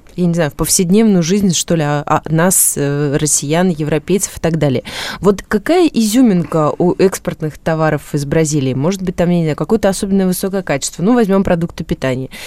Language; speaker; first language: Russian; native; Russian